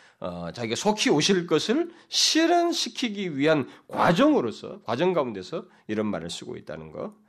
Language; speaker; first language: Korean; native; Korean